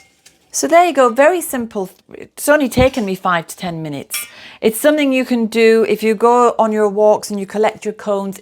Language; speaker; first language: English; native; English